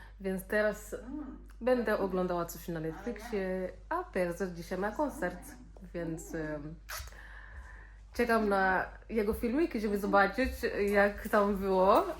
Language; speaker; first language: Polish; non-native, learner; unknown